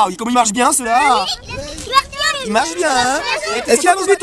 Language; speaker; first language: French; native; French